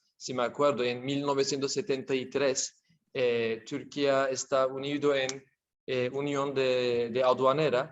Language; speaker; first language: Spanish; non-native, learner; Turkish